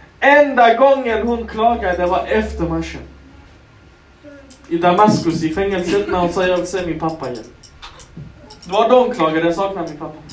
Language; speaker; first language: Swedish; non-native, local second language; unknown